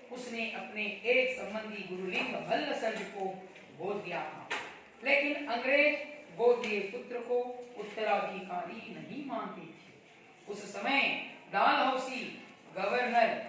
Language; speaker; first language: Hindi; non-native, local second language; Kannada